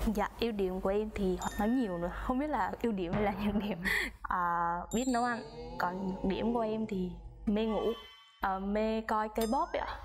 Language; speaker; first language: Vietnamese; native; Vietnamese